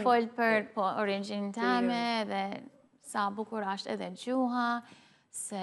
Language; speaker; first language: Albanian; early bilingual, heritage; Albanian